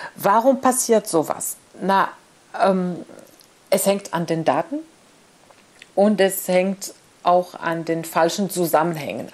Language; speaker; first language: German; non-native, fluent; Arabic